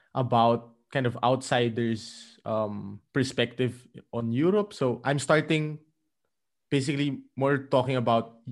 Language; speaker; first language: English; non-native, local second language; Filipino